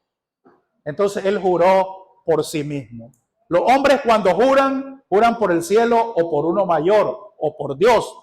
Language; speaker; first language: Spanish; native; Spanish